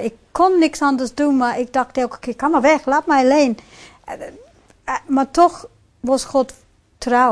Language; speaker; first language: Dutch; non-native, fluent; English